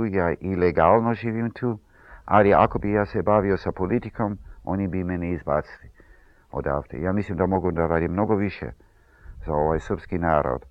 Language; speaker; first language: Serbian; early bilingual, heritage; Serbian